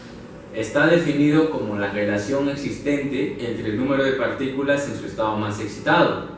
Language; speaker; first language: Spanish; native; Spanish